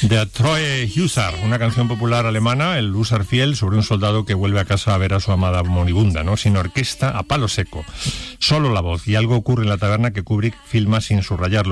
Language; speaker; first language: Spanish; native; Spanish